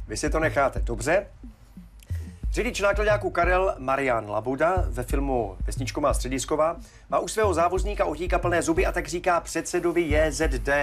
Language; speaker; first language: Czech; native; Czech